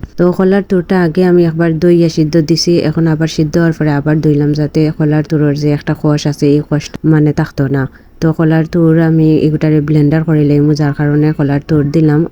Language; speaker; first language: Bangla; native; Bangla